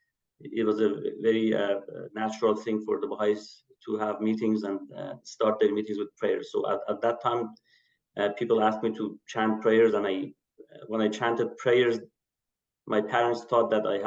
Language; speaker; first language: English; non-native, fluent; Persian